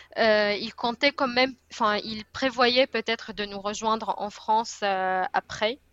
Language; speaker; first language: French; non-native, fluent; Arabic